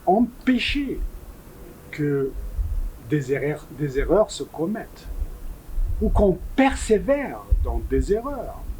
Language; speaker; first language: French; non-native, local second language; Kabyle